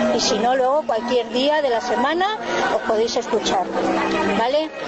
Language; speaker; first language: Spanish; native; Spanish